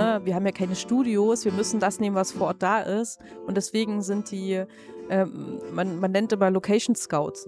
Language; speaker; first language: German; native; German